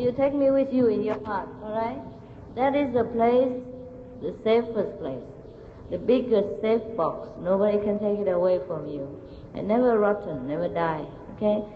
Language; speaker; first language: English; non-native, fluent; Vietnamese